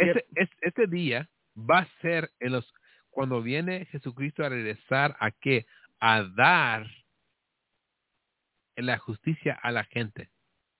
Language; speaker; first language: Spanish; early bilingual, heritage; Spanish